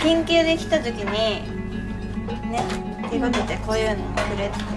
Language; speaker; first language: Japanese; native; Japanese